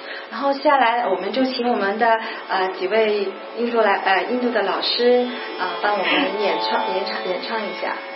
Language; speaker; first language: Chinese; non-native, local second language; Cantonese